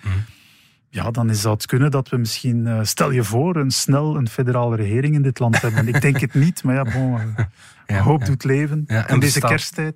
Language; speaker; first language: Dutch; native; Dutch